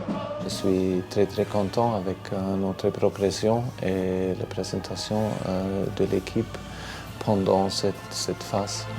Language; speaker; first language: French; non-native, fluent; German